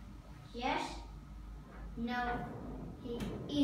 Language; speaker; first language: English; non-native, learner; Vietnamese